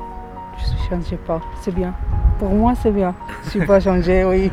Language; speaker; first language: French; non-native, learner; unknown